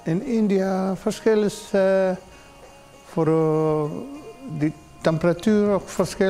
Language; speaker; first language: Dutch; non-native, learner; Punjabi